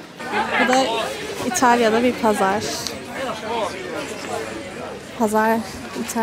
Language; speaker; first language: Turkish; early bilingual, heritage; Turkish